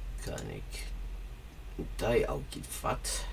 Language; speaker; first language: Dutch; non-native, learner; English